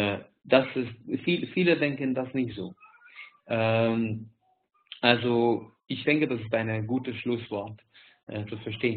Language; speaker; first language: German; non-native, fluent; Hungarian